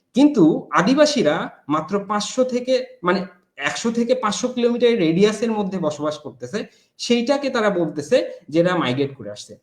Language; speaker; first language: Bangla; non-native, local second language; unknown